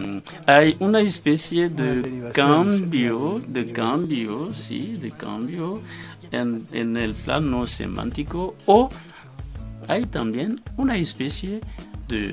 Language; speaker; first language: Spanish; non-native, fluent; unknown